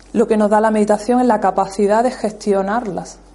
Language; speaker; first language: Spanish; native; Spanish